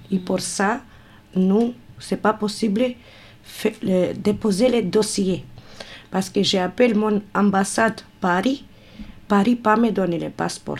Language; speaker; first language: French; non-native, learner; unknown